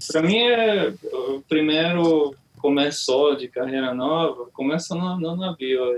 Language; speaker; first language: Portuguese; non-native, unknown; Hungarian